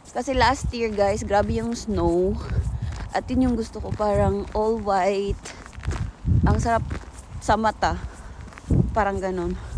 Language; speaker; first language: Filipino; native; Filipino